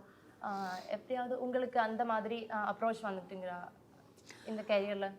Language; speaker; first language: Tamil; non-native, learner; Malayalam